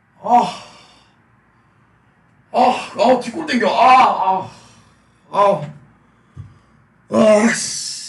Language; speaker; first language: Korean; native; Korean